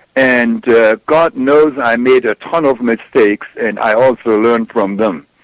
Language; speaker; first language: English; non-native, fluent; German